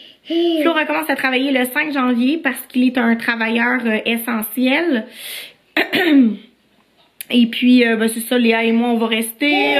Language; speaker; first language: French; native; French